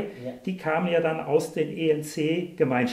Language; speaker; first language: German; native; German